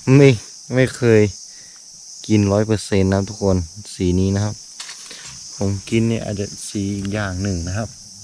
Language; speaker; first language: Thai; non-native, local second language; Karen languages